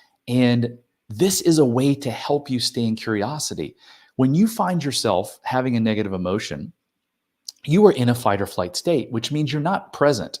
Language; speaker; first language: English; native; English